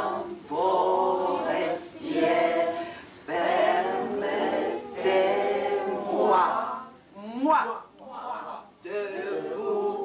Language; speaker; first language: French; non-native, learner; Russian